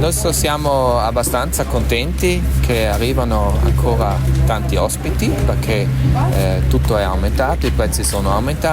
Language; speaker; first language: Italian; non-native, local second language; German